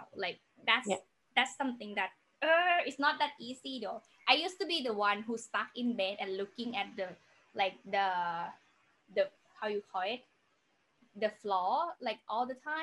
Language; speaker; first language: English; non-native, learner; Thai